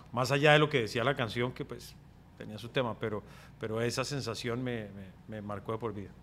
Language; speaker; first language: Spanish; native; Spanish